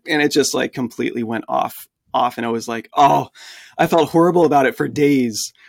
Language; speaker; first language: English; early bilingual, other home language; French